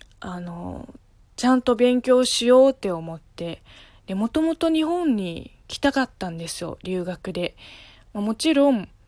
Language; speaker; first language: Japanese; non-native, fluent; Chinese